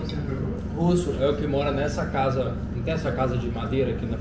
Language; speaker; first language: Portuguese; native; Portuguese